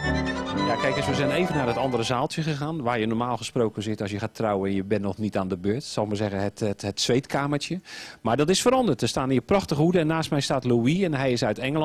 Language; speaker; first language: Dutch; native; Dutch